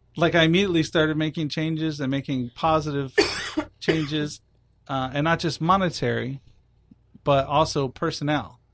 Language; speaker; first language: English; native; English